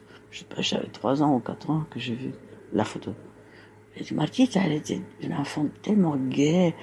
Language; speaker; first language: French; non-native, fluent; Spanish